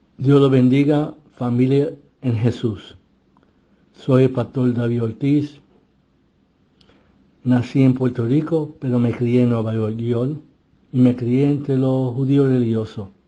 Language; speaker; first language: Spanish; early bilingual, heritage; Spanish